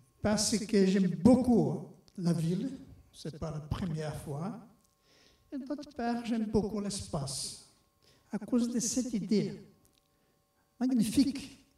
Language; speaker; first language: French; non-native, fluent; Portuguese